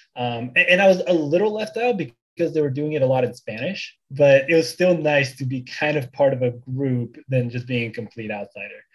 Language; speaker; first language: English; early bilingual, other home language; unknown